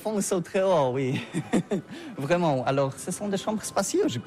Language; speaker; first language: French; non-native, learner; Polish